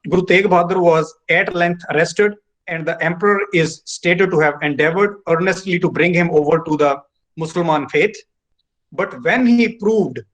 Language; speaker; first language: English; non-native, local second language; Punjabi